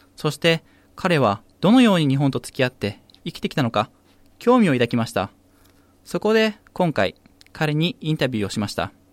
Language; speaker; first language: Japanese; native; Japanese